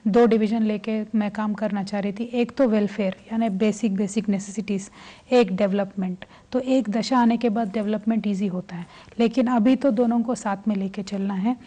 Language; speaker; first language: Hindi; non-native, local second language; Telugu